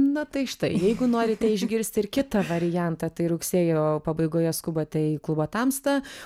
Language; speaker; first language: Lithuanian; native; Lithuanian